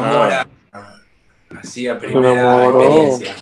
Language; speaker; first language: Spanish; native; Spanish